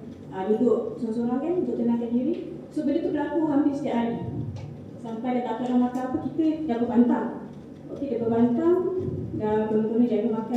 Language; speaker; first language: Malay; native; Malay